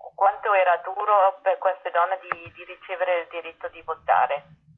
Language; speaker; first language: Italian; non-native, fluent; German